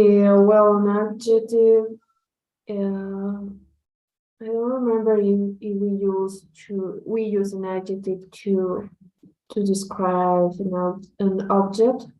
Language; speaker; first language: English; non-native, learner; Spanish